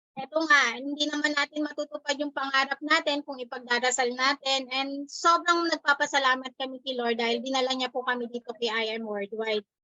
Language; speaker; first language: Filipino; native; Filipino